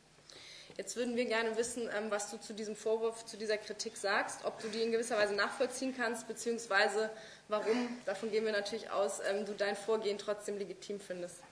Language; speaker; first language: German; native; German